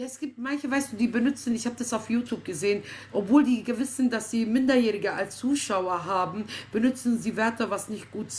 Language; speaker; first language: German; native; German